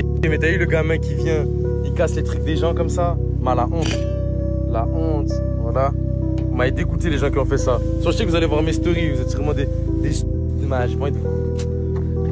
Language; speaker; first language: French; native; French